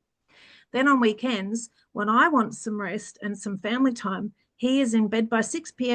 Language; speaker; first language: English; early bilingual, other home language; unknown